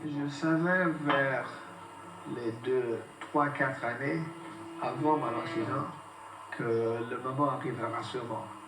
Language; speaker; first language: French; non-native, fluent; English